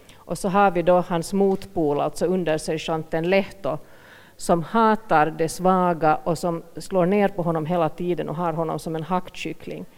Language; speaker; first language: Swedish; native; Swedish